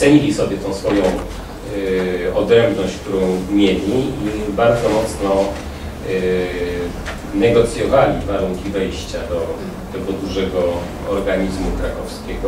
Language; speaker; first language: Polish; native; Polish